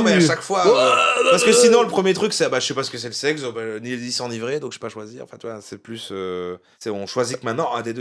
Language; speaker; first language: French; native; French